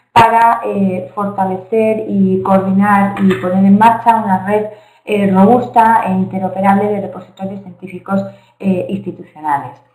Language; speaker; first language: Spanish; native; Spanish